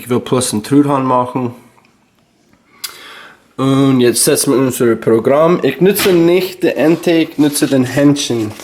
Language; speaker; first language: German; non-native, learner; English